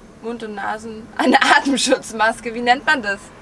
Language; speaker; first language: German; native; German